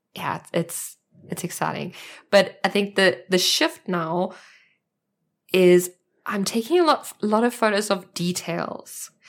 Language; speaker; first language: English; native; English